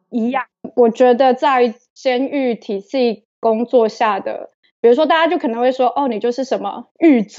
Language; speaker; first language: Chinese; native; Chinese